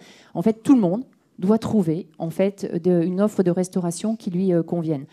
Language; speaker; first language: French; native; French